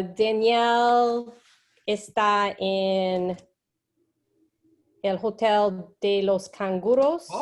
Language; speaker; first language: Spanish; non-native, learner; English